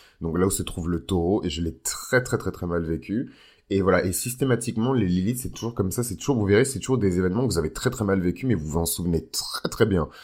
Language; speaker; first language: French; native; French